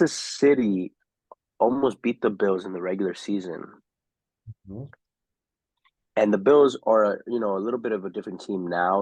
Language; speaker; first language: English; native; English